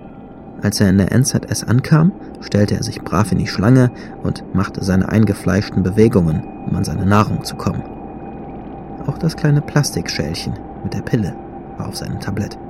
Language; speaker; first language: German; native; German